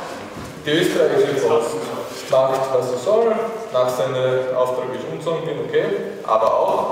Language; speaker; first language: German; native; German